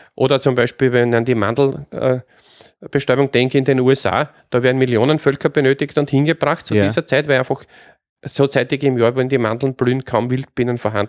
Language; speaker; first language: German; native; German